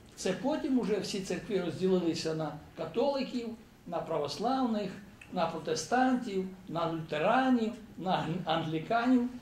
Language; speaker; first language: Ukrainian; native; Ukrainian